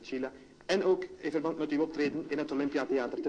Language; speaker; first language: Dutch; native; Dutch